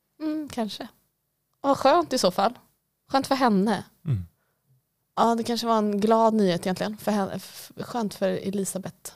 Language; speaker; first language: Swedish; native; Swedish